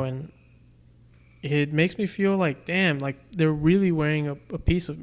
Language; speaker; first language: English; native; English